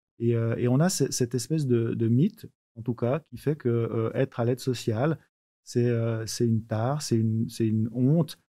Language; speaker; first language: French; native; French